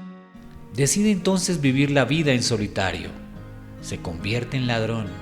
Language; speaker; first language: Spanish; native; Spanish